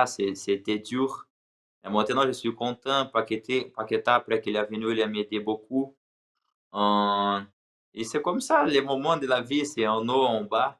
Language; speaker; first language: French; non-native, learner; Portuguese